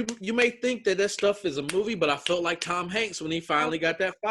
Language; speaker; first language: English; native; English